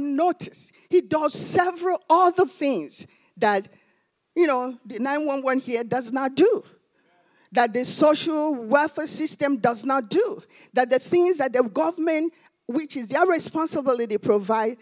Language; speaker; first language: English; non-native, local second language; Igbo